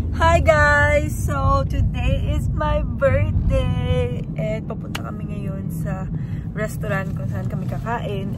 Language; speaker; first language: Filipino; non-native, local second language; Cebuano